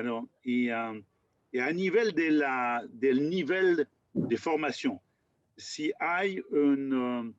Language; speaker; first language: Spanish; non-native, fluent; French